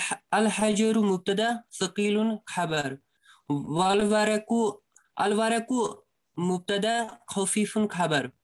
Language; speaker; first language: Arabic; non-native, learner; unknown